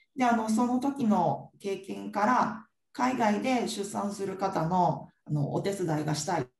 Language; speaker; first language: Japanese; native; Japanese